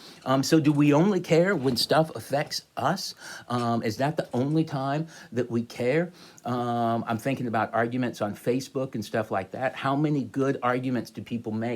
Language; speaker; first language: English; native; English